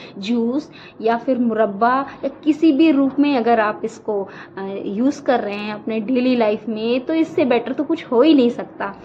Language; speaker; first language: Hindi; native; Hindi